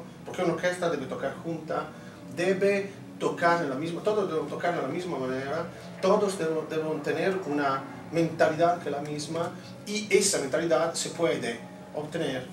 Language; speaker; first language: Spanish; non-native, fluent; Italian